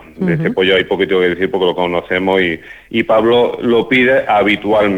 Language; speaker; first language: Spanish; native; Spanish